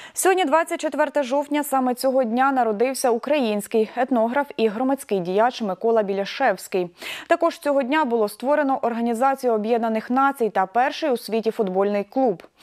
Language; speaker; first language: Ukrainian; native; Ukrainian